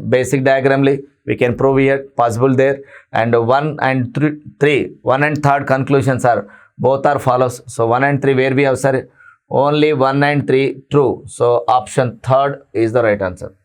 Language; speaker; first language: English; non-native, local second language; Telugu